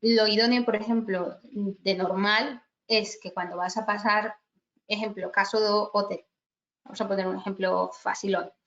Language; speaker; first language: Spanish; native; Spanish